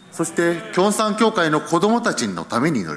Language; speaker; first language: Japanese; early bilingual, heritage; Japanese